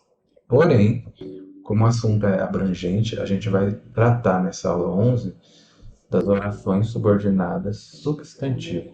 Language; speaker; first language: Portuguese; native; Portuguese